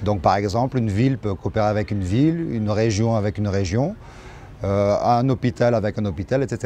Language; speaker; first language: French; native; French